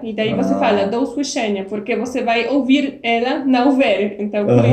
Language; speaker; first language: Portuguese; non-native, fluent; Polish